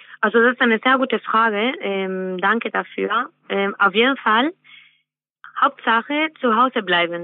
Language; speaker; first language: German; non-native, fluent; Spanish